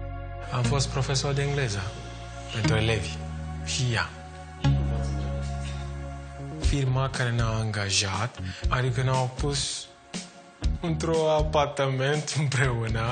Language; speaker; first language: Romanian; non-native, learner; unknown